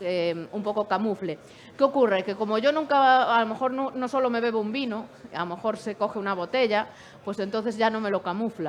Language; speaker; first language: Spanish; native; Spanish